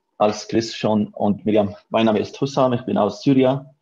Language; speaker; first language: German; non-native, learner; Arabic